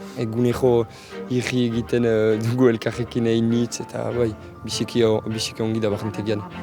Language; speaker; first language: Basque; non-native, local second language; French